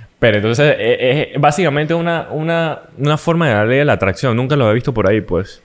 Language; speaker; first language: Spanish; native; Spanish